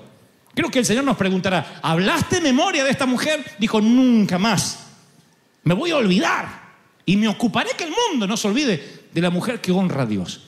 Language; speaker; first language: Spanish; native; Spanish